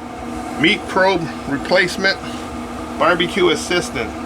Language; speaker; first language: English; native; English